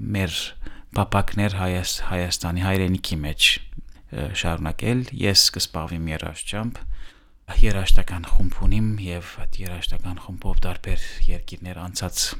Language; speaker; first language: Armenian; early bilingual, heritage; Armenian